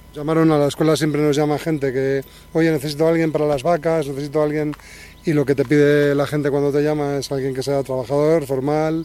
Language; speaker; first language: Spanish; native; Spanish